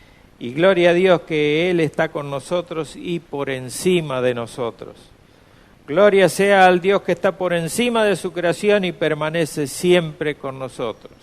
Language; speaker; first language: Spanish; native; Spanish